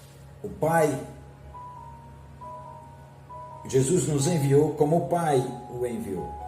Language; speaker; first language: Portuguese; native; Portuguese